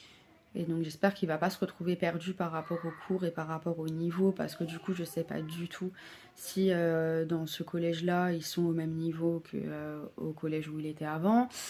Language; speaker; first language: French; native; French